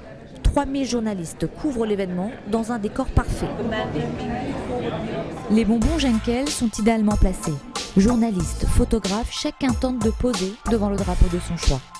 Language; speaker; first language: French; native; French